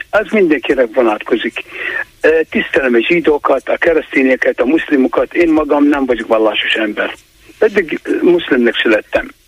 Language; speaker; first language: Hungarian; non-native, fluent; Kurdish